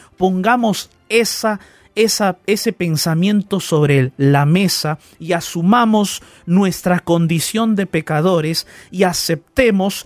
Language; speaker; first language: Spanish; native; Spanish